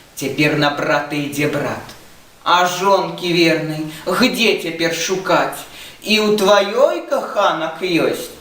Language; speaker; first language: Belarusian; non-native, local second language; Russian